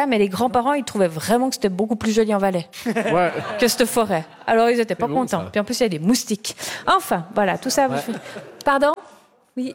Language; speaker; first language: French; native; French